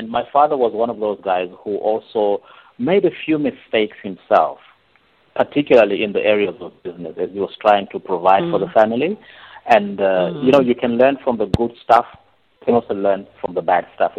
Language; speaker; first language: English; non-native, local second language; Shona